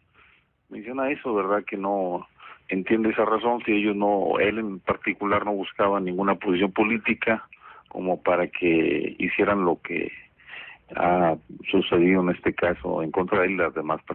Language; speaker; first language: Spanish; native; Spanish